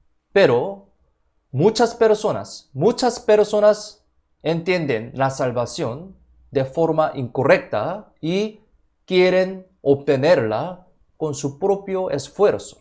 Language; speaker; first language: Spanish; non-native, fluent; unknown